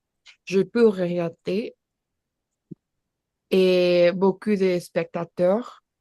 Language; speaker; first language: French; non-native, learner; Spanish